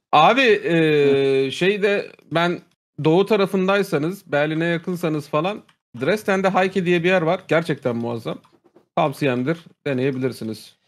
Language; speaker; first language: Turkish; native; Turkish